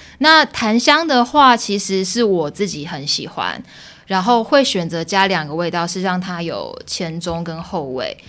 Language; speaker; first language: Chinese; early bilingual, heritage; Chinese